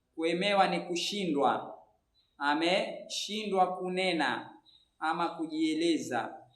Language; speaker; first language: Swahili; native; Swahili